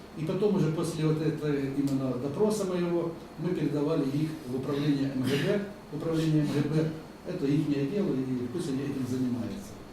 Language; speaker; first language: Russian; native; Russian